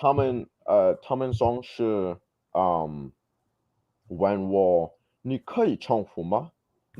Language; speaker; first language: Chinese; non-native, learner; English